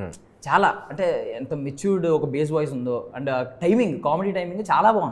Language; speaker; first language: Telugu; native; Telugu